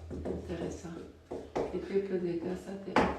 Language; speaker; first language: Spanish; non-native, learner; French